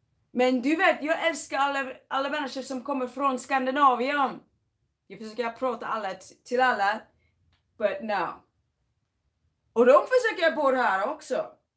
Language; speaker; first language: Swedish; non-native, learner; English